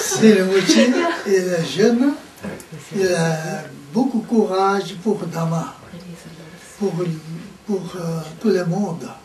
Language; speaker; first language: French; non-native, learner; Tibetan